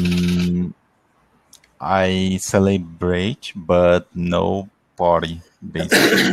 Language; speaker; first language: English; non-native, learner; Portuguese